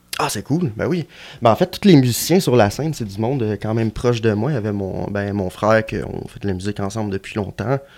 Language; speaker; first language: French; native; French